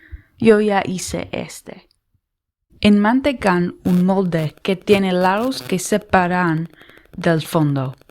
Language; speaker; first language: Spanish; non-native, learner; English